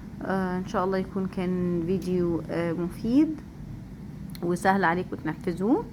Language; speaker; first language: Arabic; native; Arabic